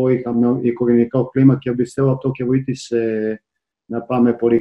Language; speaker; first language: Greek; non-native, fluent; Serbian